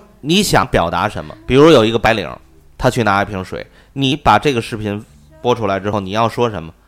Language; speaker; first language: Chinese; native; Chinese